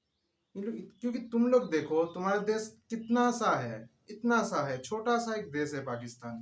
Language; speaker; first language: Hindi; non-native, local second language; Bangla